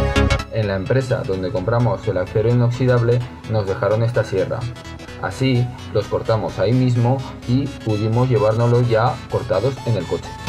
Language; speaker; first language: Spanish; native; Spanish